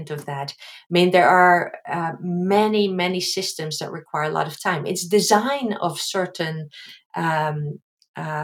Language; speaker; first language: English; non-native, fluent; Dutch